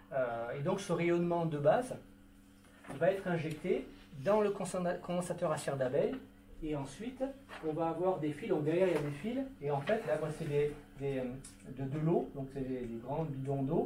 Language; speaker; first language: French; native; French